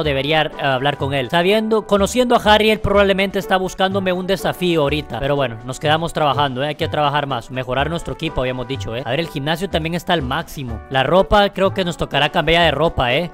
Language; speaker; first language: Spanish; native; Spanish